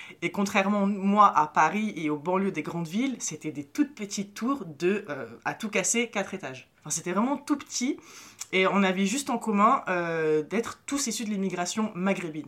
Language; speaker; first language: French; early bilingual, other home language; Arabic